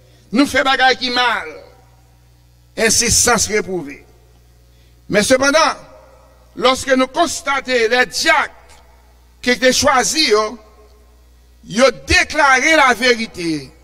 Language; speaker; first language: French; native; French